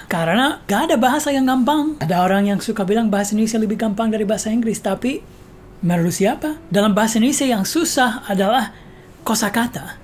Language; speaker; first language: Indonesian; non-native, fluent; English